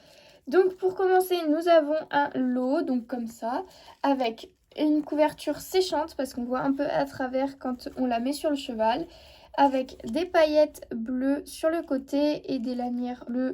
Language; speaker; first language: French; native; French